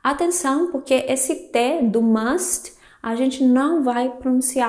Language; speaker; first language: Portuguese; non-native, fluent; Greek